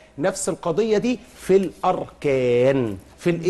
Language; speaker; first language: Arabic; native; Arabic